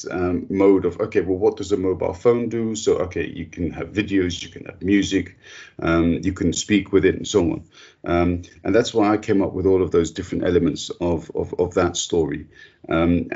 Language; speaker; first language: English; native; English